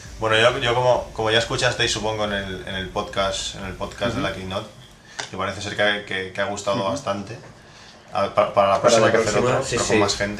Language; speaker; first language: Spanish; native; Spanish